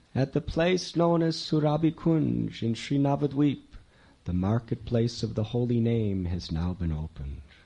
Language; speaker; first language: English; native; English